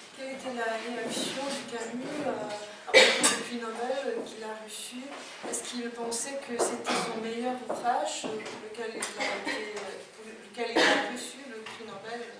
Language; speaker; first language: French; non-native, fluent; Lithuanian